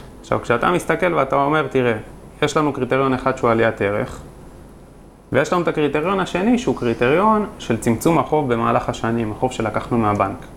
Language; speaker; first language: Hebrew; native; Hebrew